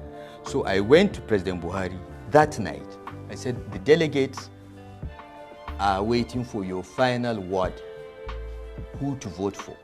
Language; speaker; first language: English; non-native, local second language; Hausa